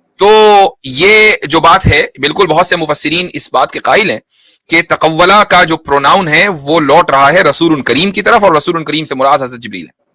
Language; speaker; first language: Urdu; native; Urdu